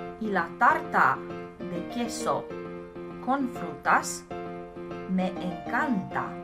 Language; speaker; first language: Spanish; non-native, learner; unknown